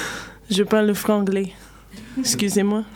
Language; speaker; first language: French; non-native, learner; English